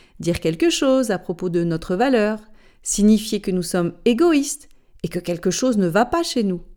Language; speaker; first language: French; native; French